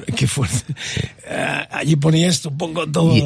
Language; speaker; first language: Spanish; native; Spanish